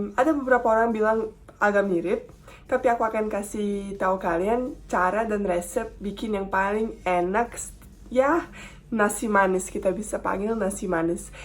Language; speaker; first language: Indonesian; non-native, fluent; Bosnian